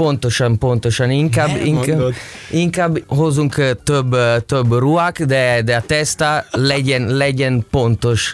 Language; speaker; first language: Hungarian; non-native, learner; Italian